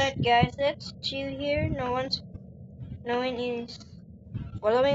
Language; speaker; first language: English; non-native, local second language; Filipino